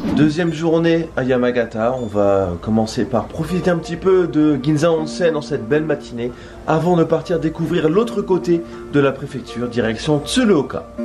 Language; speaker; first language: French; native; French